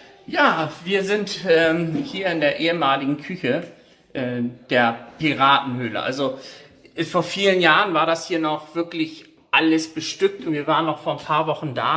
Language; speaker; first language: German; native; German